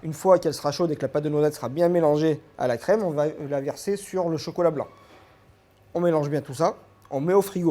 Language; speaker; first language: French; native; French